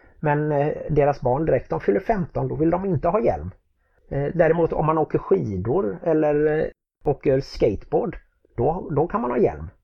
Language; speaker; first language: Swedish; native; Swedish